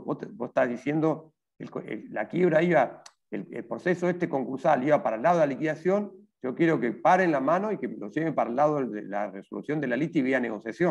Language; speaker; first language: Spanish; native; Spanish